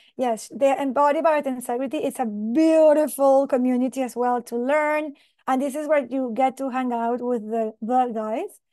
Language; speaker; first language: English; non-native, fluent; Spanish